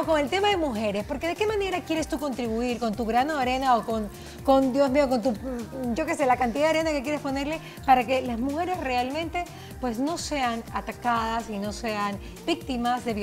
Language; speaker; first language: Spanish; native; Spanish